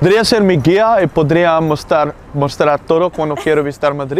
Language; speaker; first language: Spanish; non-native, learner; Dutch